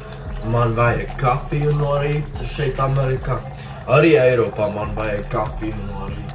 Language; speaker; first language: Latvian; early bilingual, heritage; English